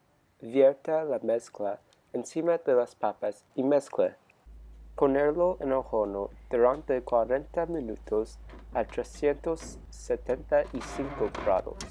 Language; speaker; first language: Spanish; non-native, learner; English